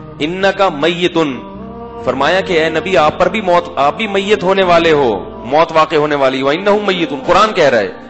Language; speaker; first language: Urdu; native; Urdu